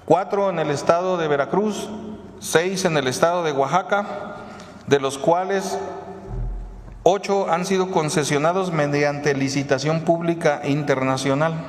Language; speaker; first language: Spanish; native; Spanish